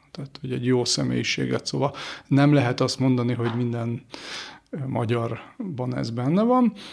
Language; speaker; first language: Hungarian; early bilingual, other home language; Greek